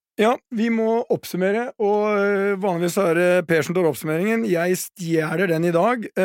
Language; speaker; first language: Norwegian; native; Norwegian